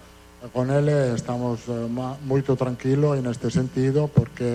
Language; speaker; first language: Portuguese; non-native, fluent; Italian